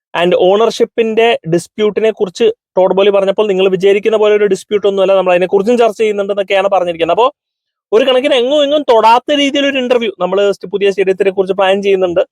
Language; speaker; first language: Malayalam; native; Malayalam